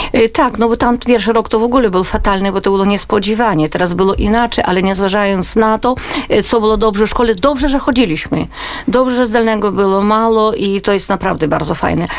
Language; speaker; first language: Polish; early bilingual, heritage; Polish